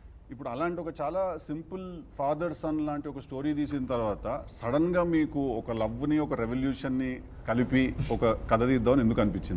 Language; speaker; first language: Telugu; native; Telugu